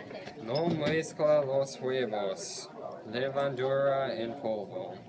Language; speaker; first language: Spanish; non-native, learner; English